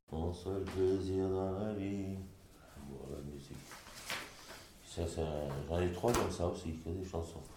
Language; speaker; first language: French; native; French